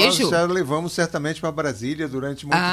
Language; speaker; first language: Portuguese; native; Portuguese